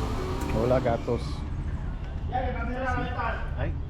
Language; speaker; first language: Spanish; non-native, learner; English